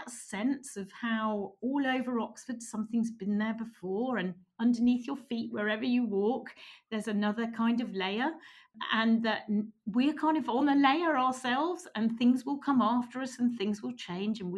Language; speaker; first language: English; native; English